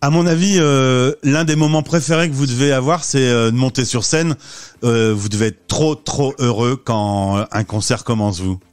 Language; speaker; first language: French; native; French